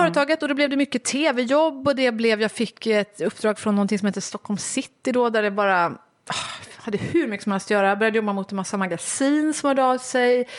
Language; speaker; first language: Swedish; native; Swedish